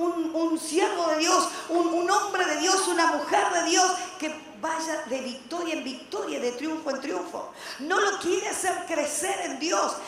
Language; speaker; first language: Spanish; native; Spanish